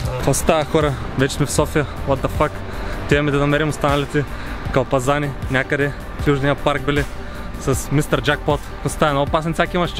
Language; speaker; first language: Bulgarian; native; Bulgarian